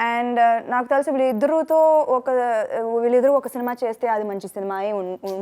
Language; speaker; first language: Telugu; non-native, fluent; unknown